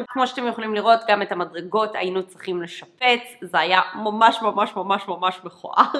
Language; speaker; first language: Hebrew; early bilingual, other home language; English